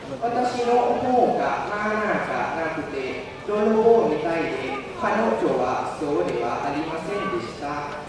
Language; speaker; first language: Japanese; non-native, learner; Lao